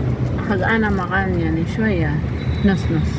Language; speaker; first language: Arabic; non-native, learner; Filipino